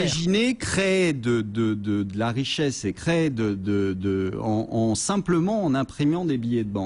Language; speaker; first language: French; native; French